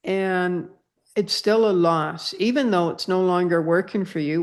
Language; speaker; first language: English; native; English